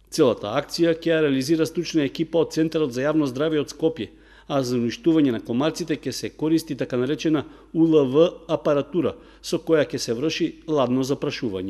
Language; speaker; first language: Macedonian; native; Macedonian